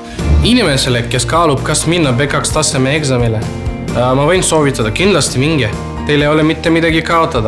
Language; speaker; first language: Estonian; non-native, fluent; Macedonian